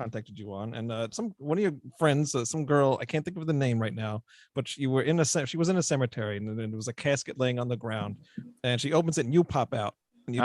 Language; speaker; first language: English; native; English